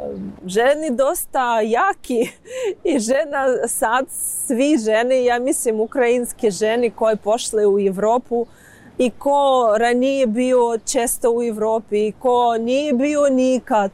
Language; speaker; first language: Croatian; non-native, learner; Ukrainian